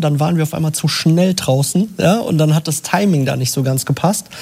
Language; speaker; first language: German; native; German